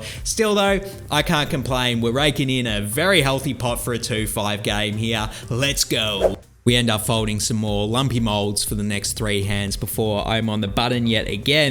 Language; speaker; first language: English; native; English